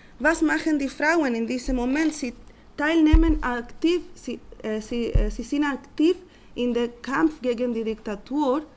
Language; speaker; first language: German; non-native, learner; Spanish